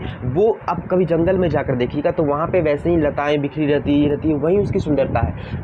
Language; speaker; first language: Hindi; native; Hindi